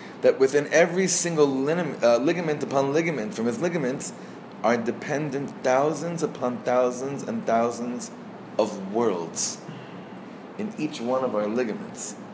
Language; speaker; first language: English; native; English